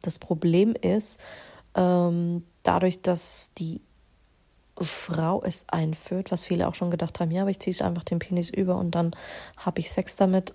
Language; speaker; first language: German; native; German